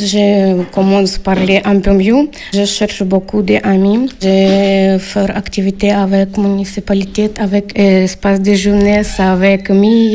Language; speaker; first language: French; non-native, learner; Ukrainian